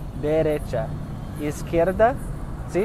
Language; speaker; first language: Spanish; non-native, learner; English